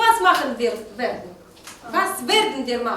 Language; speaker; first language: German; non-native, fluent; Russian